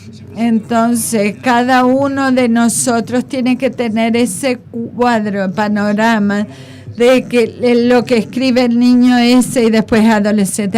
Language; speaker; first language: Spanish; non-native, fluent; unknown